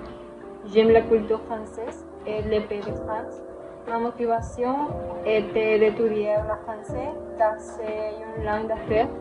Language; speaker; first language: French; non-native, learner; Spanish